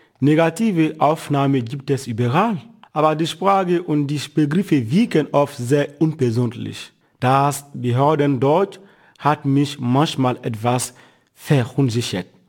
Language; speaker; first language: German; non-native, fluent; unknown